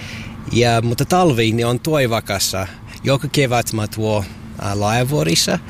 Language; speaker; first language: Finnish; non-native, learner; English